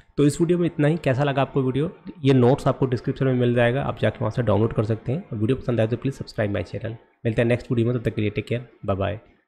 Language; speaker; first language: Hindi; native; Hindi